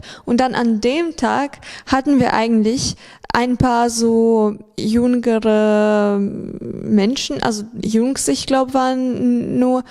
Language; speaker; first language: German; non-native, fluent; Ukrainian